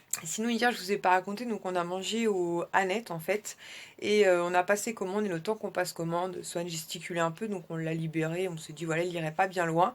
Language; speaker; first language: French; native; French